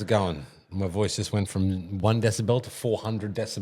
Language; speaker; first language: English; native; English